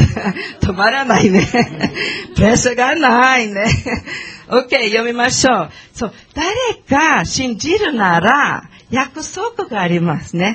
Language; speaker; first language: Japanese; non-native, learner; English